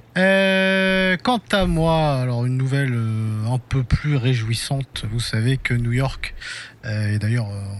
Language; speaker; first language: French; native; French